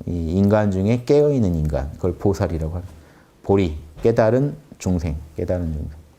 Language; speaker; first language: Korean; native; Korean